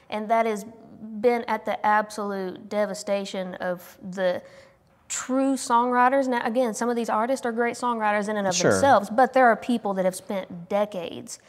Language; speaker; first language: English; native; English